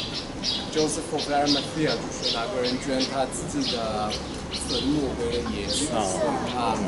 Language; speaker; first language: Chinese; non-native, fluent; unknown